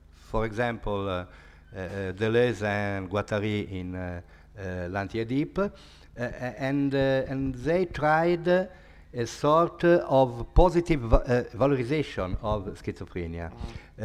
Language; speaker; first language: English; non-native, fluent; Italian